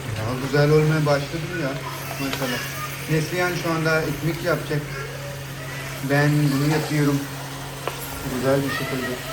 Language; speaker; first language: Turkish; non-native, learner; Urdu